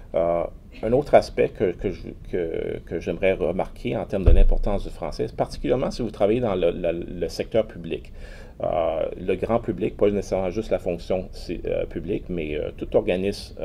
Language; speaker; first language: French; native; French